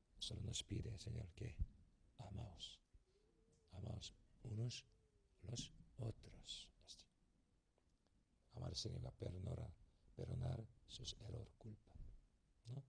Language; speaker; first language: Spanish; non-native, learner; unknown